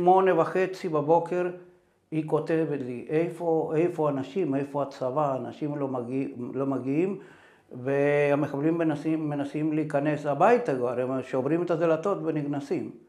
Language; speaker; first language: Hebrew; non-native, fluent; Spanish